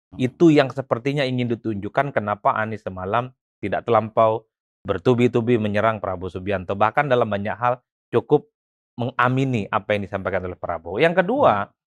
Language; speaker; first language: Indonesian; non-native, local second language; Madurese